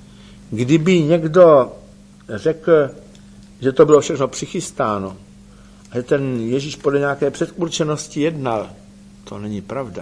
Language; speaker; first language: Czech; native; Czech